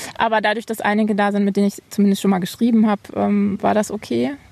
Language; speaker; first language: German; native; German